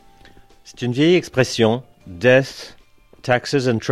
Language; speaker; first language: French; native; French